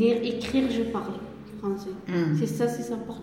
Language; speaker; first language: French; non-native, learner; Arabic